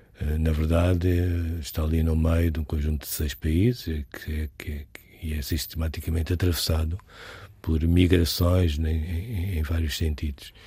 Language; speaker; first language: Portuguese; native; Portuguese